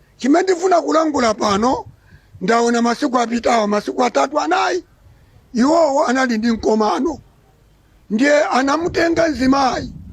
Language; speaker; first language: Nyanja; non-native, local second language; Yao